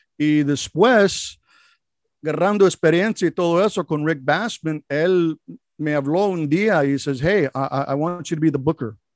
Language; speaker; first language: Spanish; non-native, learner; English